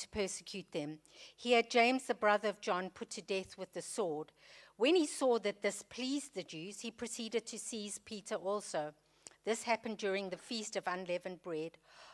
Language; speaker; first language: English; native; English